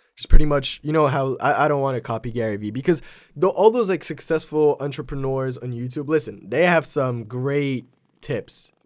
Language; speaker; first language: English; early bilingual, other home language; Polish